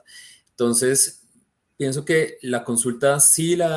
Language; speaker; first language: Spanish; native; Spanish